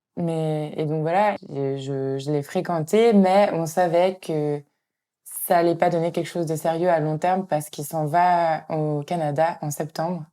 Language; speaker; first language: French; native; French